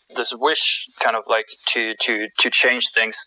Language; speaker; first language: English; non-native, fluent; German